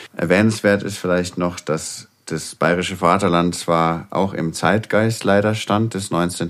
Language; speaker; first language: German; native; German